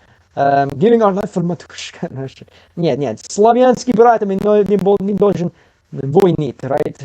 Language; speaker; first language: Russian; non-native, learner; English